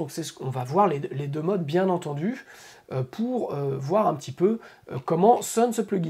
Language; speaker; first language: French; native; French